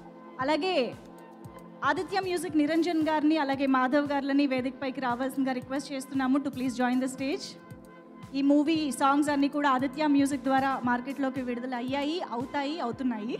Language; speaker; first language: Telugu; native; Telugu